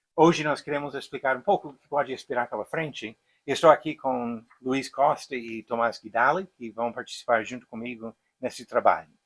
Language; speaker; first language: Portuguese; non-native, fluent; English